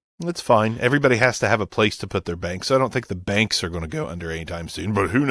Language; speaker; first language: English; native; English